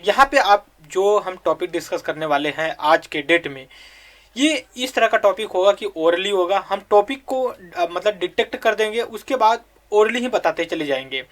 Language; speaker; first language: Hindi; native; Hindi